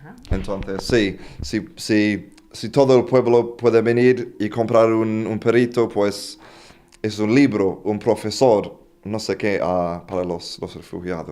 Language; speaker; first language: Spanish; non-native, fluent; English